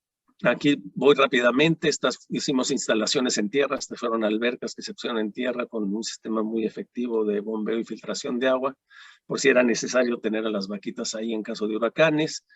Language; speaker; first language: Spanish; native; Spanish